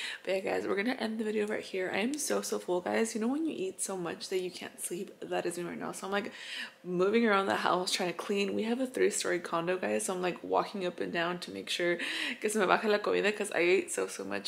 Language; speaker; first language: English; early bilingual, other home language; Spanish